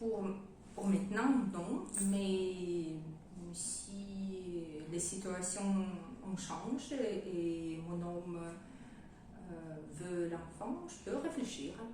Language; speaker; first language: French; non-native, learner; Russian